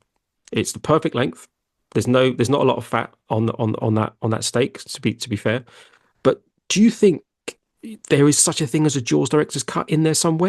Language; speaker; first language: English; native; English